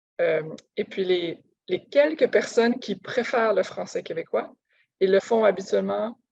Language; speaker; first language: French; native; French